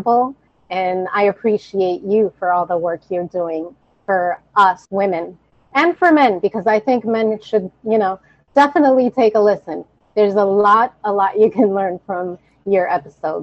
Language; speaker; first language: English; native; English